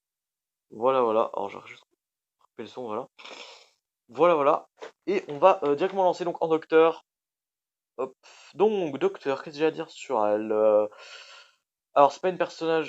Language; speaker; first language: French; native; French